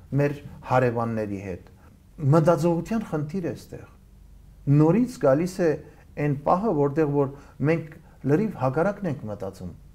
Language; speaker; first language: Armenian; early bilingual, heritage; Armenian